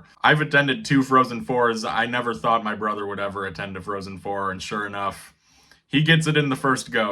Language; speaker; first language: English; native; English